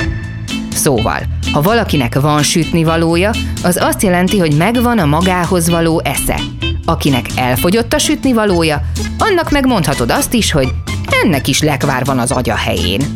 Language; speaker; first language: Hungarian; native; Hungarian